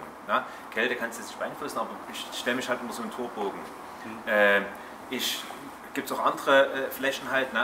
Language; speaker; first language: German; native; German